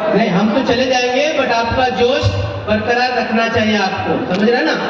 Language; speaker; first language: Hindi; non-native, local second language; Marathi